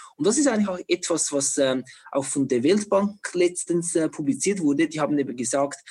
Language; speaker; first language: German; non-native, fluent; Chinese